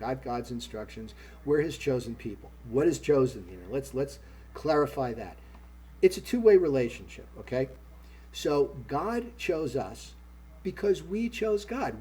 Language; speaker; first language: English; native; English